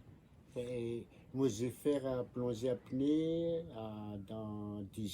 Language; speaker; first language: French; non-native, local second language; Malagasy